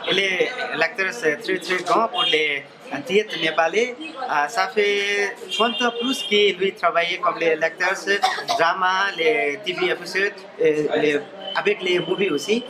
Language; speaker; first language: French; non-native, learner; Nepali